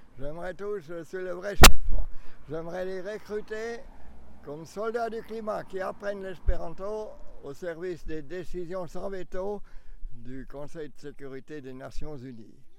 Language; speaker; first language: French; native; French